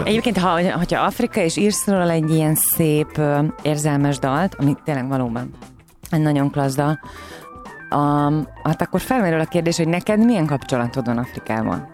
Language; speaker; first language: Hungarian; native; Hungarian